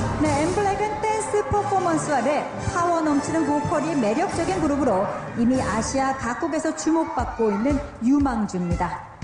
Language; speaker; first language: Korean; native; Korean